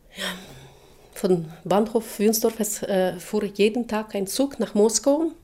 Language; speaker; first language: German; non-native, fluent; Russian